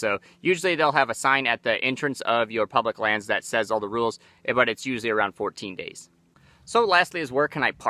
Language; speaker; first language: English; native; English